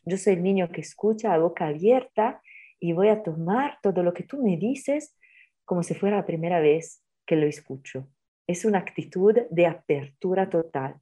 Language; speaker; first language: Spanish; non-native, fluent; Italian